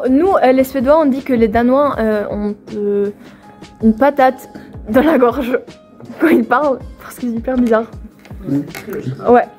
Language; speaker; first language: French; non-native, fluent; Swedish